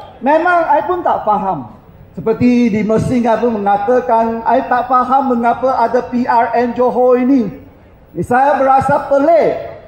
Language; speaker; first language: Malay; non-native, local second language; Chinese